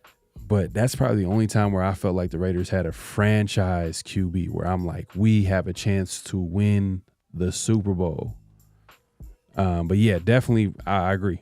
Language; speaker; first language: English; native; English